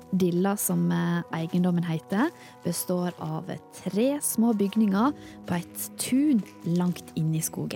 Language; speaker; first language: Norwegian; native; Norwegian